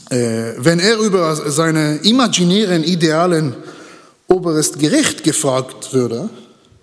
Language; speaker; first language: German; non-native, learner; Hebrew